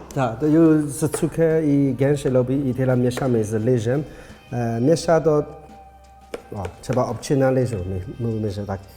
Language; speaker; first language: Polish; non-native, fluent; Burmese